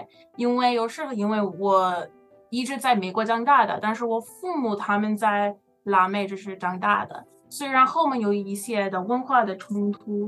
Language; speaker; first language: Chinese; non-native, learner; English